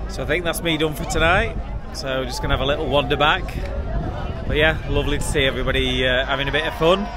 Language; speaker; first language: English; native; English